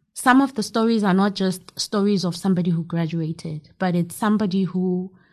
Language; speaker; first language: English; non-native, local second language; Southern Sotho